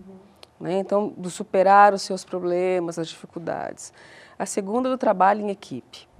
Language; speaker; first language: Portuguese; native; Portuguese